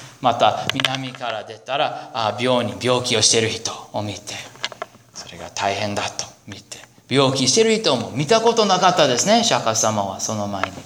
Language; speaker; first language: Japanese; non-native, fluent; English